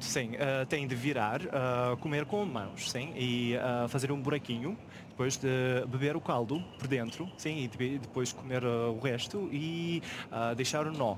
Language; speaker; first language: Portuguese; non-native, fluent; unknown